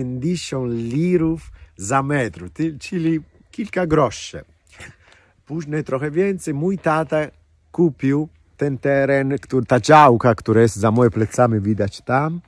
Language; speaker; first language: Polish; non-native, fluent; Italian